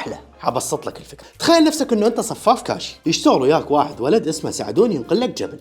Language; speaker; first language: Arabic; native; Arabic